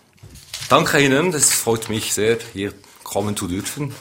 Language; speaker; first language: German; non-native, local second language; French